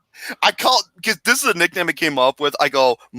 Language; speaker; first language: English; native; English